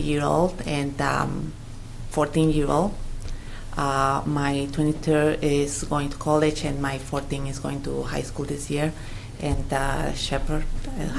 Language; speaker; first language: English; non-native, fluent; Spanish